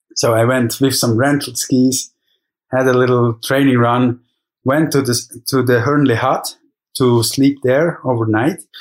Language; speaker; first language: English; non-native, fluent; German